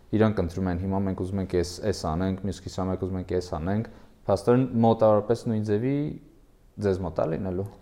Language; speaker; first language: Armenian; native; Armenian